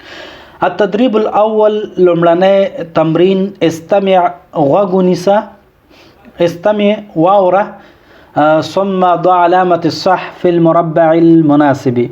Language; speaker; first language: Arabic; non-native, fluent; Pashto